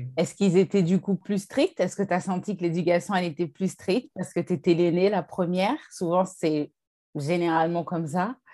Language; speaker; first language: French; native; French